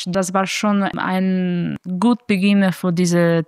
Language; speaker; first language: German; non-native, fluent; Italian